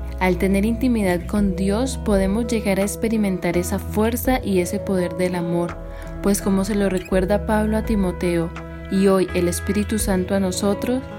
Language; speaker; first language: Spanish; native; Spanish